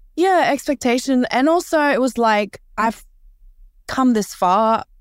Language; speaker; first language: English; early bilingual, other home language; Korean